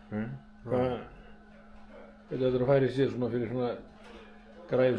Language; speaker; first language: Icelandic; native; Icelandic